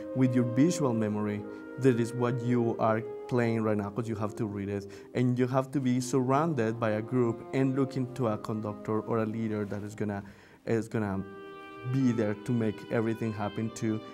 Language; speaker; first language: English; non-native, fluent; Spanish